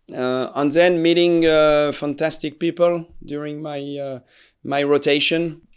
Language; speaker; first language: English; non-native, fluent; French